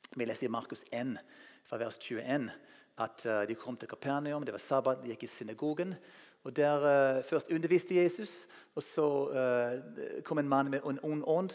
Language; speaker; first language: Norwegian; non-native, fluent; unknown